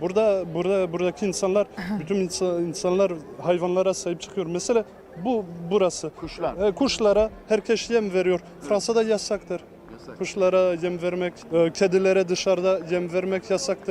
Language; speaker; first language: Turkish; early bilingual, heritage; Turkish